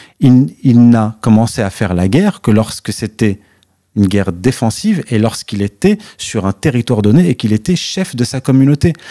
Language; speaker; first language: French; early bilingual, other home language; Arabic